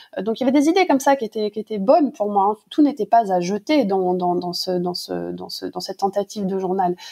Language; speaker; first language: French; native; French